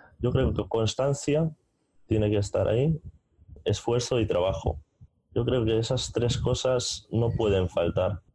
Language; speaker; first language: Spanish; non-native, fluent; Hungarian